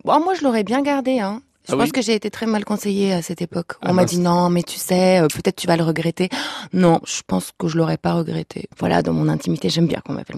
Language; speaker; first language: French; non-native, fluent; Lithuanian